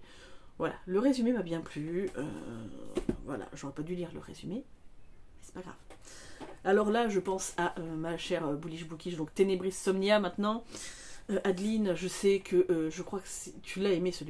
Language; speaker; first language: French; native; French